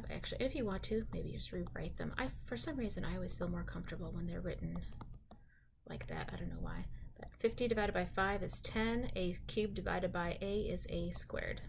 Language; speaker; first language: English; native; English